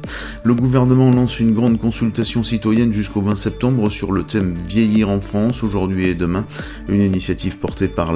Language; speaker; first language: French; native; French